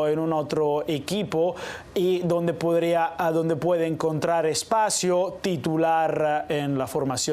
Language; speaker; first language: Spanish; non-native, fluent; Italian